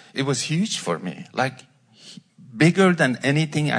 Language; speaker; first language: English; non-native, fluent; Persian